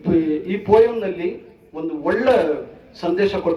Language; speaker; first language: Kannada; non-native, fluent; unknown